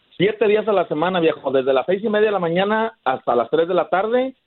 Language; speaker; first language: Spanish; native; Spanish